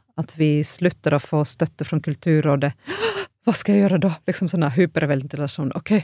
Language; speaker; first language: Norwegian; non-native, fluent; Finnish